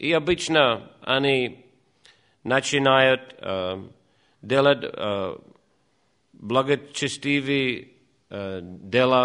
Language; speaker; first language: Russian; non-native, fluent; English